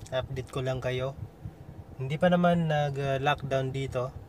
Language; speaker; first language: Filipino; non-native, local second language; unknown